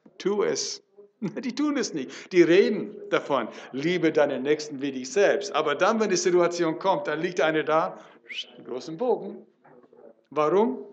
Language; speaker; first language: German; non-native, fluent; English